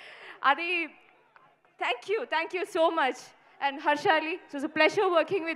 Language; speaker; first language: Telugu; non-native, fluent; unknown